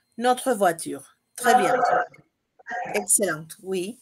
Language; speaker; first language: French; non-native, fluent; Spanish